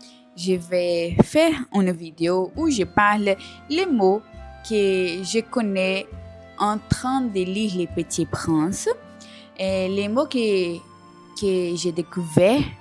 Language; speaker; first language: French; non-native, learner; Portuguese